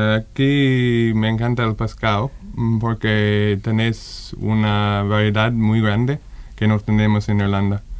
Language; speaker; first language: Spanish; non-native, fluent; English